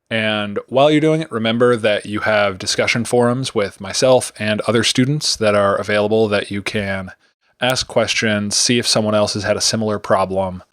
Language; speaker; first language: English; native; English